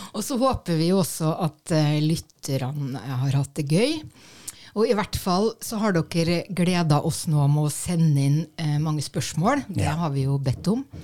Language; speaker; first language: Norwegian; native; Norwegian